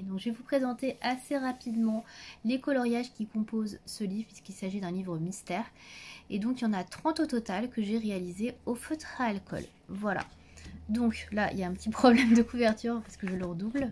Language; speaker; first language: French; native; French